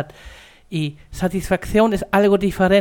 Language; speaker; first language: Spanish; non-native, fluent; German